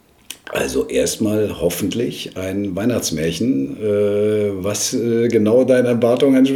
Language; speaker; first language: German; native; German